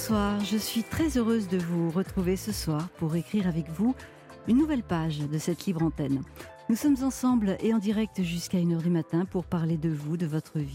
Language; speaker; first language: French; native; French